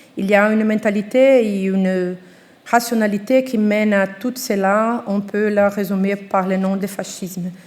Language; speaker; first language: French; non-native, fluent; Portuguese